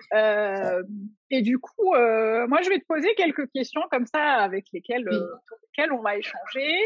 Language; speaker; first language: French; non-native, local second language; Arabic